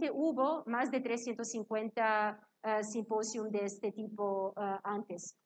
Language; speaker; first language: Spanish; non-native, fluent; Serbian